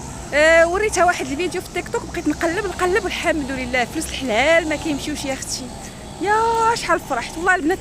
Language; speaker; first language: Arabic; native; Arabic